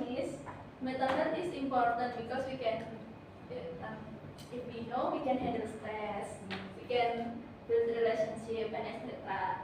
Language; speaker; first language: English; non-native, learner; Indonesian